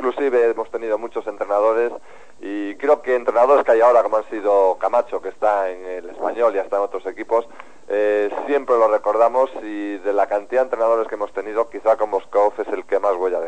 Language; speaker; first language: Spanish; native; Spanish